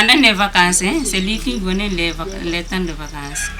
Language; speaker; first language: French; non-native, learner; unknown